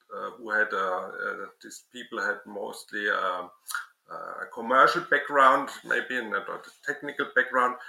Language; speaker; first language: English; non-native, learner; German